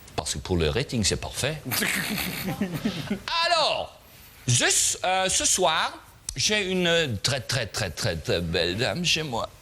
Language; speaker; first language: French; non-native, learner; German